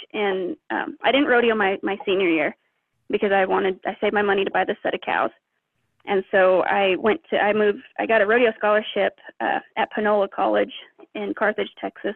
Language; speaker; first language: English; native; English